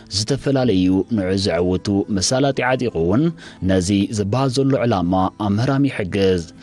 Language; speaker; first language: Tigrinya; native; Tigrinya